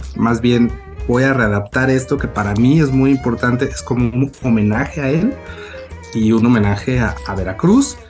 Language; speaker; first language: Spanish; native; Spanish